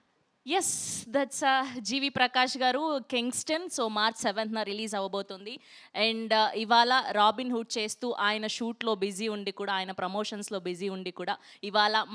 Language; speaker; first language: Telugu; native; Telugu